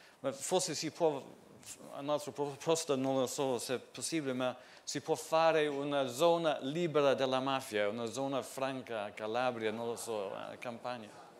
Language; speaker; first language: Italian; non-native, fluent; English